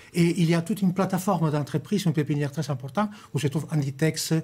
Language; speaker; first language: French; non-native, fluent; Spanish